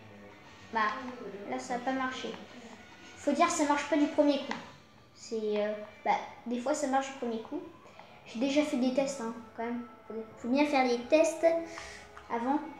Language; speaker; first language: French; native; French